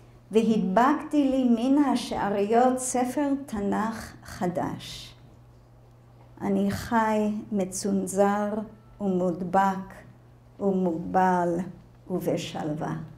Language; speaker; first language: Hebrew; non-native, fluent; English